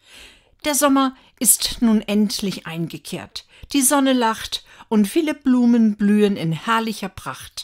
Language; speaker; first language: German; native; German